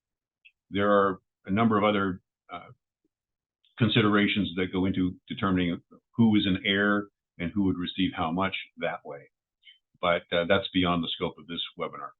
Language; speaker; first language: English; native; English